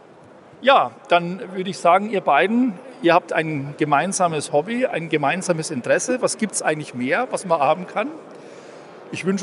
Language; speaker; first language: German; native; German